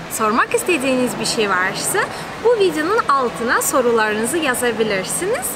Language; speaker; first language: Turkish; non-native, fluent; Russian